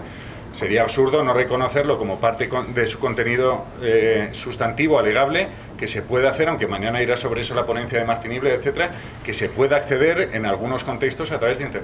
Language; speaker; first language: Spanish; native; Spanish